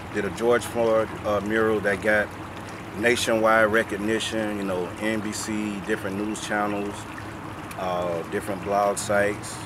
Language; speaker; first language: English; native; English